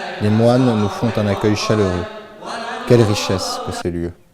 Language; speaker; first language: French; native; French